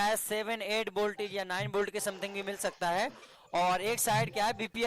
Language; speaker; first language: Hindi; native; Hindi